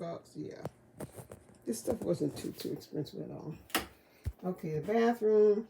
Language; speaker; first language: English; native; English